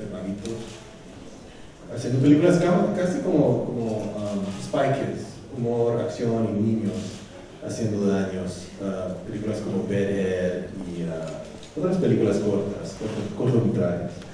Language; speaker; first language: Spanish; early bilingual, heritage; Spanish